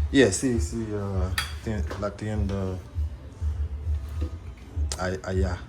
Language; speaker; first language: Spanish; non-native, learner; English